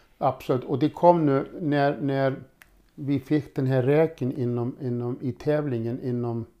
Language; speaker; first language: Swedish; non-native, fluent; Icelandic